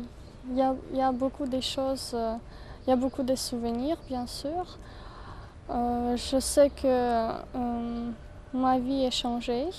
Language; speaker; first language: French; non-native, fluent; Ukrainian